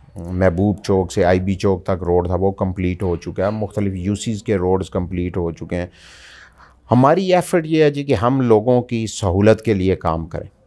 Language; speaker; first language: Urdu; native; Urdu